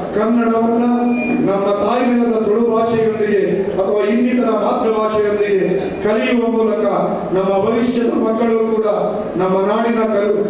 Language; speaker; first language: Kannada; non-native, local second language; Tulu